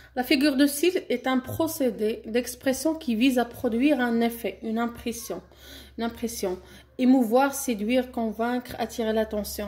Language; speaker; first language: French; non-native, local second language; Arabic